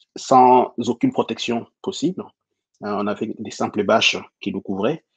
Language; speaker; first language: French; non-native, local second language; Lingala